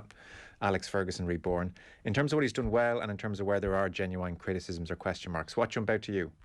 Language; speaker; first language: English; native; English